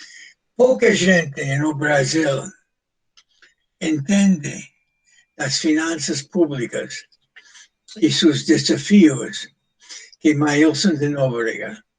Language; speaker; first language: Portuguese; non-native, fluent; English